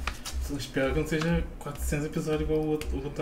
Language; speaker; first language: Portuguese; native; Portuguese